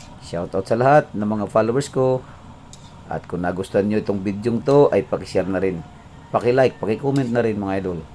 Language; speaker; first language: Filipino; non-native, local second language; Cebuano